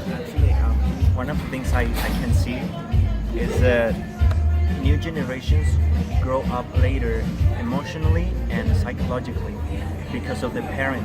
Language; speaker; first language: English; non-native, fluent; Spanish